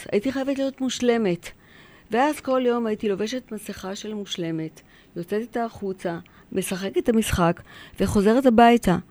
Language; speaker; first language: Hebrew; early bilingual, other home language; Polish